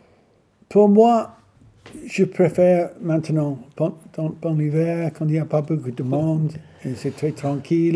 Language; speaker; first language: French; non-native, learner; English